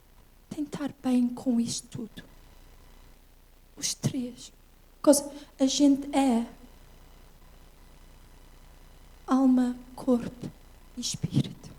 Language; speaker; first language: Portuguese; early bilingual, heritage; English